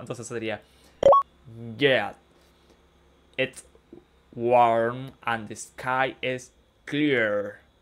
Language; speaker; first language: English; non-native, learner; Spanish